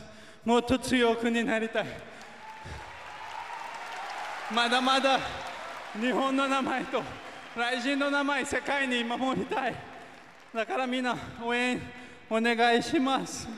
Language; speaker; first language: Japanese; non-native, learner; Portuguese